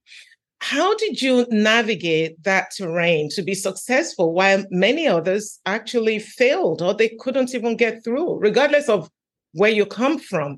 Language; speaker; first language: English; native; English